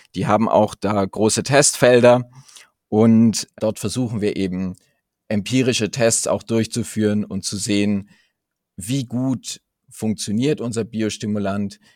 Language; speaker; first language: German; native; German